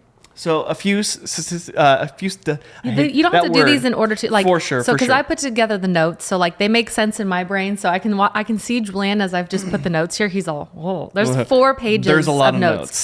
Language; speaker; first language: English; native; English